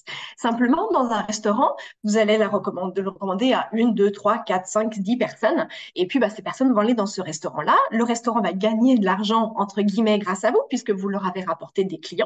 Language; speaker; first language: French; native; French